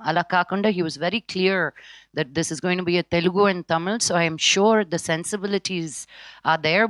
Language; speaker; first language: Telugu; native; Telugu